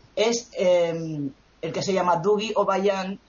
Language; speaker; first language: Spanish; native; Spanish